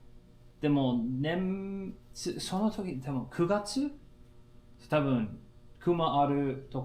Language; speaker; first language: Japanese; non-native, learner; English